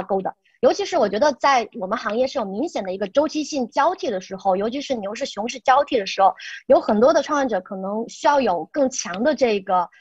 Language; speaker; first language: Chinese; native; Chinese